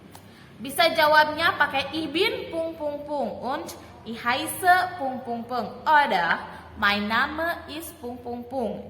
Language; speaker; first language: German; non-native, fluent; Indonesian